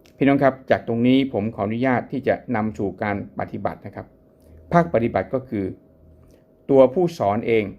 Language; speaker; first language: Thai; native; Thai